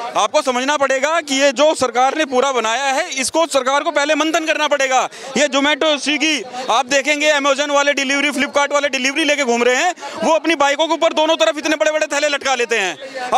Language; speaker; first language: Hindi; native; Hindi